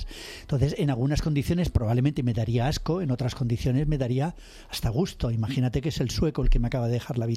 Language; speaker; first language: Spanish; native; Spanish